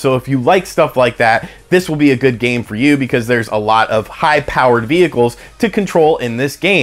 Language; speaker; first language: English; native; English